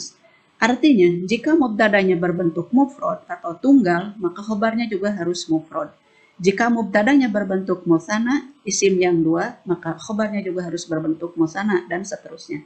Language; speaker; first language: Indonesian; native; Indonesian